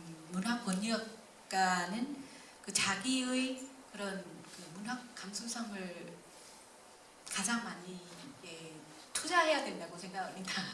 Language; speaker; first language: Korean; non-native, fluent; Vietnamese